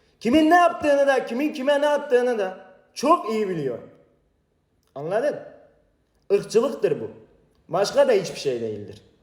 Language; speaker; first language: Turkish; non-native, local second language; Kurdish